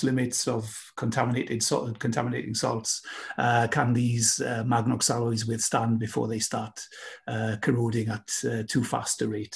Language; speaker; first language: English; native; English